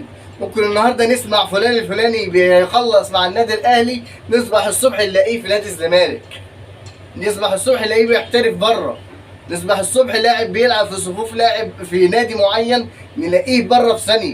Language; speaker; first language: Arabic; native; Arabic